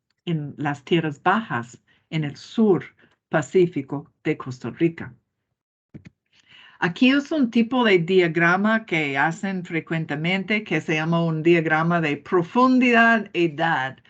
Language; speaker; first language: Spanish; non-native, fluent; English